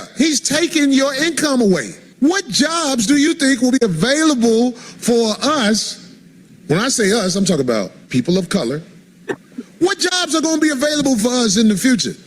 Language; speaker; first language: English; native; English